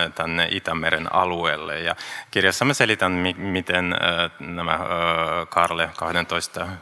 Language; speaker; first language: Finnish; non-native, fluent; Russian